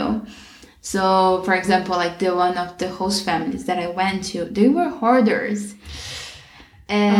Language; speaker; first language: English; non-native, fluent; Portuguese